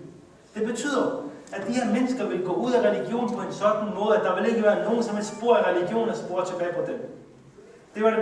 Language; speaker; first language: Danish; early bilingual, other home language; Urdu